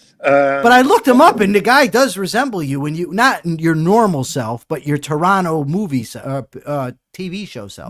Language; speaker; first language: English; native; English